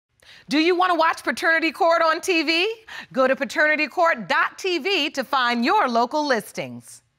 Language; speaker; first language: English; native; English